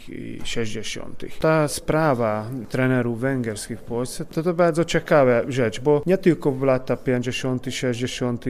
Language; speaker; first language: Polish; non-native, fluent; Hungarian